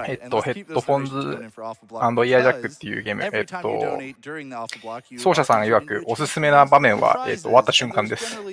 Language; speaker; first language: Japanese; native; Japanese